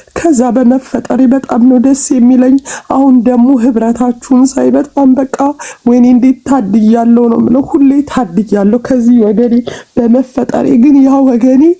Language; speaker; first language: Amharic; native; Amharic